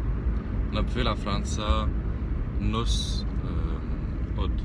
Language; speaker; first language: Arabic; non-native, learner; French